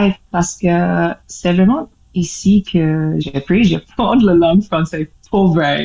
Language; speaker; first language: French; non-native, learner; English